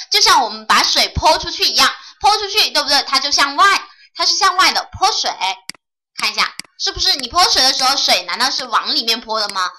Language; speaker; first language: Chinese; native; Chinese